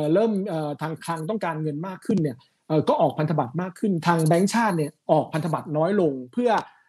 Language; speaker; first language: Thai; native; Thai